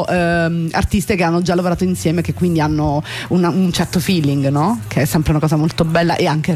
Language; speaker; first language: Italian; native; Italian